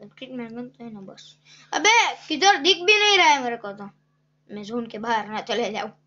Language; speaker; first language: Hindi; native; Hindi